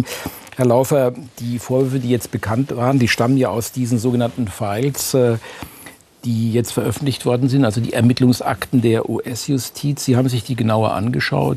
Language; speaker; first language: German; native; German